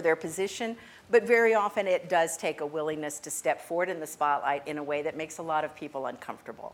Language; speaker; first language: English; native; English